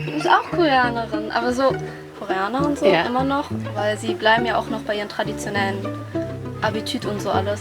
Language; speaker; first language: German; native; German